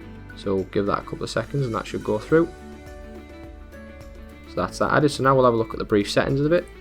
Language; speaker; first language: English; native; English